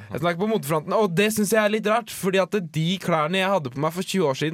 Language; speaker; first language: Norwegian; native; Norwegian